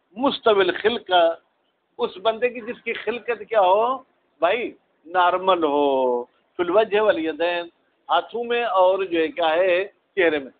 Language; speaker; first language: Urdu; non-native, local second language; Sindhi